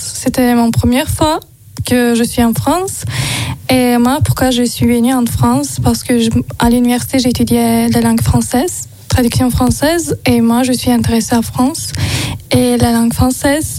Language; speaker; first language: French; non-native, learner; Azerbaijani